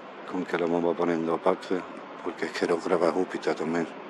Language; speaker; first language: Spanish; early bilingual, heritage; Spanish